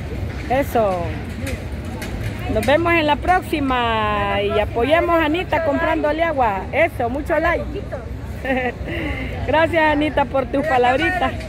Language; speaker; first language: Spanish; native; Spanish